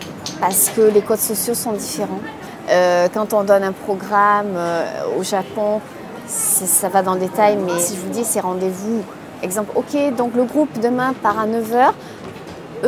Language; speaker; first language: French; native; French